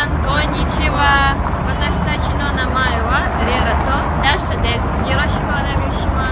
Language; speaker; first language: Japanese; non-native, learner; Russian